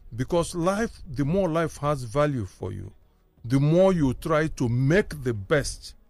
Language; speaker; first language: English; non-native, local second language; Igbo